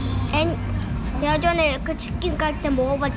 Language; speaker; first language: Korean; early bilingual, heritage; Korean